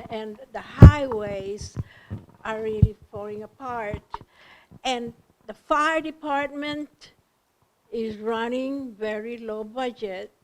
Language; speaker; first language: English; non-native, local second language; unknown